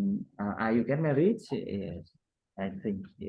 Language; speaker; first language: English; non-native, learner; Vietnamese